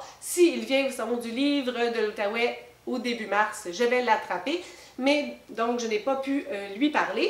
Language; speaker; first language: French; native; French